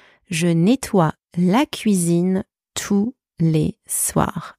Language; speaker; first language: French; native; French